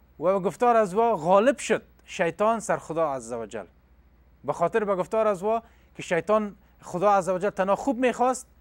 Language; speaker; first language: Persian; non-native, local second language; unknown